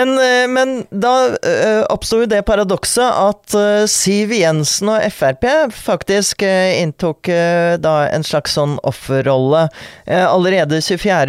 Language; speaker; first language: Norwegian; native; Norwegian